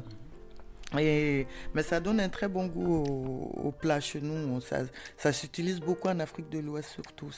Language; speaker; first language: French; non-native, local second language; Bambara